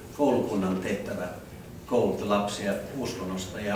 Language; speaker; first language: Finnish; non-native, fluent; English